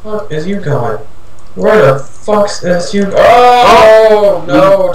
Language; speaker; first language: English; native; English